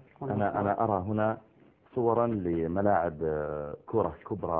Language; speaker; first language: Arabic; native; Arabic